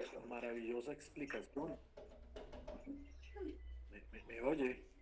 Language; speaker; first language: Spanish; native; Spanish